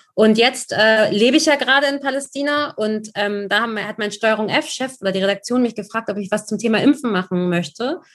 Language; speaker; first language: German; native; German